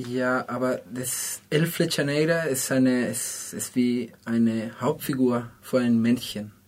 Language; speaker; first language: German; non-native, learner; Spanish